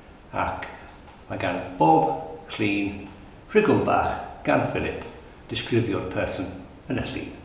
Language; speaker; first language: Welsh; non-native, learner; English